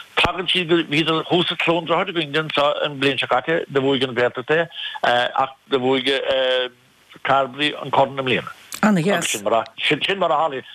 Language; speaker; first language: Irish; native; Irish